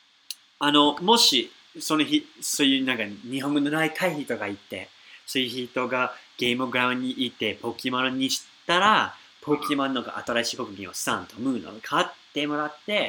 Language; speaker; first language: Japanese; non-native, fluent; English